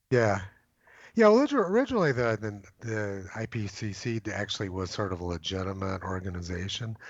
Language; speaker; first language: English; native; English